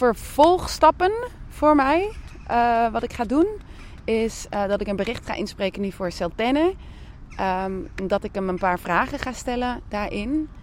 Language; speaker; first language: Dutch; native; Dutch